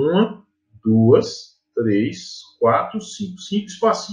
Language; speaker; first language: Portuguese; native; Portuguese